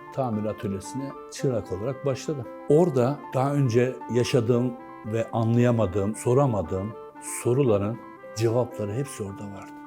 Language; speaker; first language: Turkish; native; Turkish